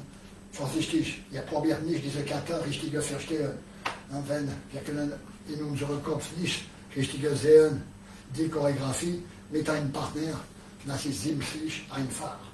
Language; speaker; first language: German; non-native, learner; French